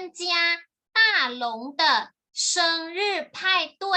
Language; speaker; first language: Chinese; non-native, fluent; Thai